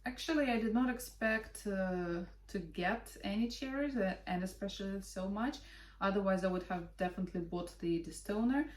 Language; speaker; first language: English; non-native, fluent; Russian